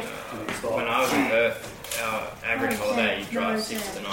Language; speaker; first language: English; native; English